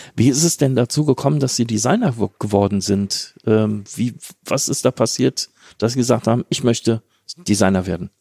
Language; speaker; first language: German; native; German